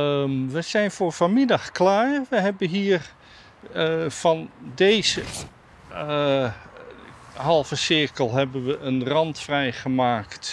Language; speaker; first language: Dutch; native; Dutch